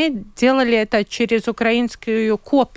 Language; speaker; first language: Russian; non-native, local second language; Latvian